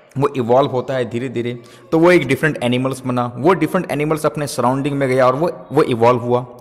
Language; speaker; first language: Hindi; native; Hindi